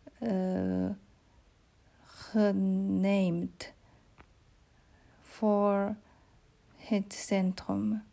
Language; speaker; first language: Dutch; non-native, learner; Arabic